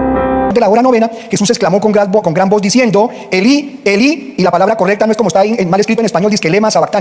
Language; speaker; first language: Spanish; native; Spanish